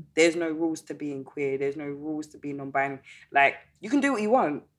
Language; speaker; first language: English; native; English